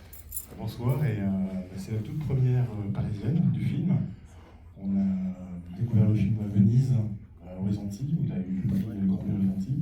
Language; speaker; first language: French; native; French